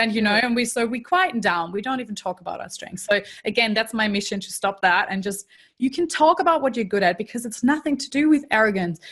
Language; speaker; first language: English; non-native, fluent; German